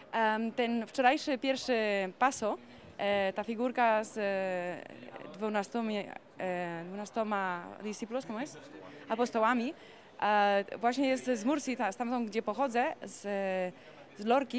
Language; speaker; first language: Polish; early bilingual, heritage; Polish